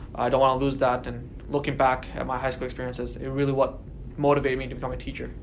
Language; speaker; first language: English; native; English